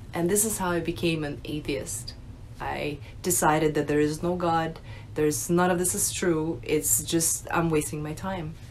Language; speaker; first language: English; early bilingual, other home language; Russian